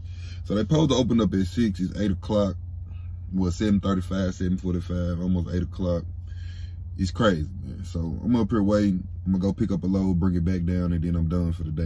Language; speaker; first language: English; native; English